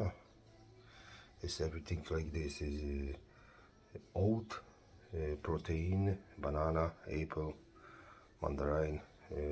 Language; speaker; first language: English; non-native, learner; Polish